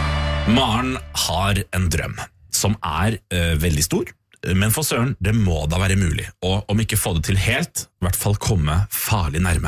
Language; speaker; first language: Norwegian; native; Norwegian